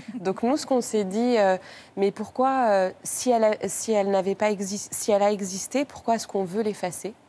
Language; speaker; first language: French; non-native, local second language; Arabic